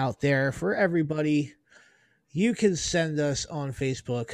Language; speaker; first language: English; native; English